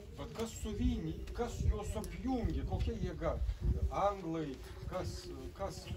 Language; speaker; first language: Lithuanian; native; Lithuanian